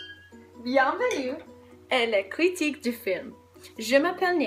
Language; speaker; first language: French; non-native, learner; English